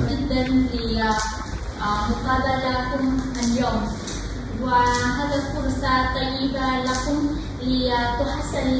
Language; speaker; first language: Arabic; non-native, fluent; Vietnamese